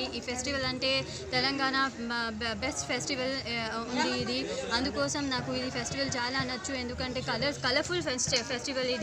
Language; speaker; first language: Telugu; non-native, local second language; Urdu